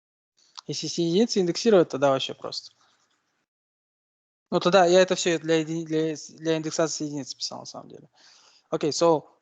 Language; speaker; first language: Russian; native; Russian